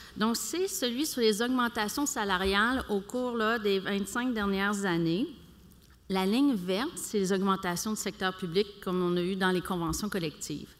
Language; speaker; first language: French; native; French